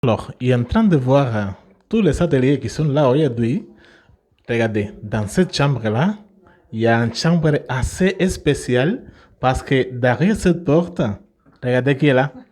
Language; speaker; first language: French; non-native, fluent; Spanish